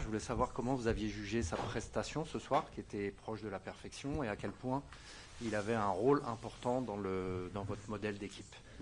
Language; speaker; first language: French; native; French